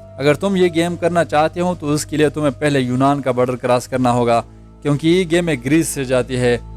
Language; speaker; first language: Urdu; non-native, local second language; Pashto